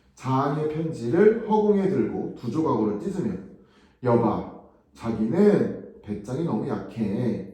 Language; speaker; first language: Korean; native; Korean